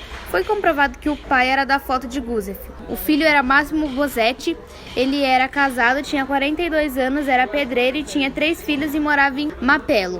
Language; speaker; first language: Portuguese; native; Portuguese